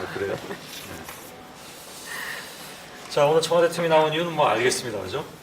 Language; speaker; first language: Korean; native; Korean